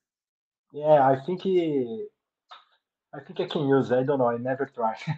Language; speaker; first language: English; non-native, learner; Portuguese